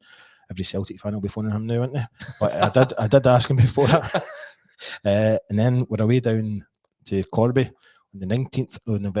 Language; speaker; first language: English; native; English